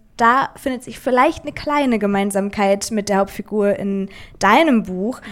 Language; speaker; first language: German; native; German